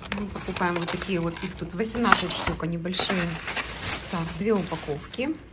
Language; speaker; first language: Russian; native; Russian